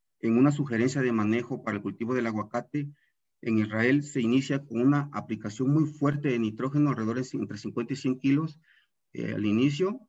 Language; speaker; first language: Spanish; native; Spanish